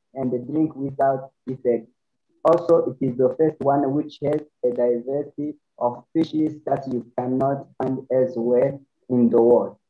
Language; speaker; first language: English; non-native, learner; Rundi